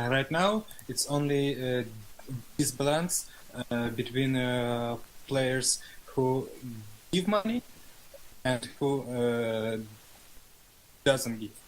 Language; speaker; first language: English; non-native, learner; Russian